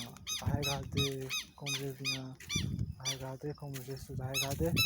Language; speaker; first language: French; non-native, learner; Portuguese